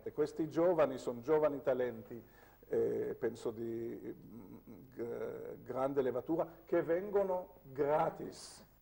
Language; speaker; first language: Italian; non-native, fluent; Hebrew